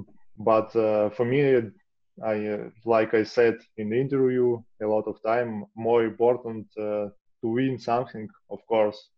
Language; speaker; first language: English; non-native, learner; Russian